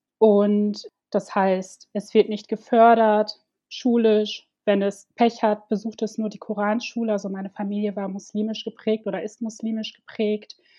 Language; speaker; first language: German; early bilingual, other home language; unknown